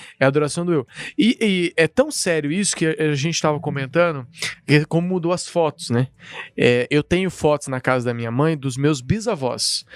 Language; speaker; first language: Portuguese; native; Portuguese